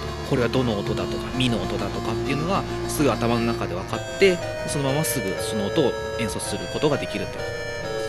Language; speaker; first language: Japanese; native; Japanese